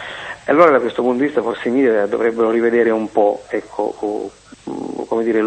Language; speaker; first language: Italian; native; Italian